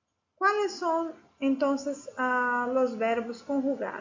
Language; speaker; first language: Spanish; non-native, fluent; Portuguese